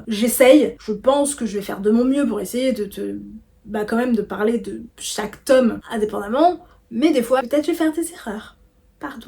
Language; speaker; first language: French; native; French